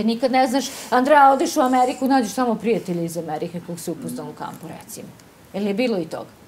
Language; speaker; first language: Serbian; native; Serbian